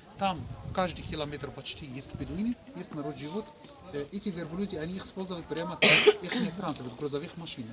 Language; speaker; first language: Russian; non-native, learner; Arabic